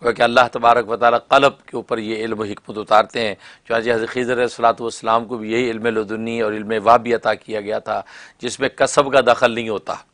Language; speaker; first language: Urdu; native; Urdu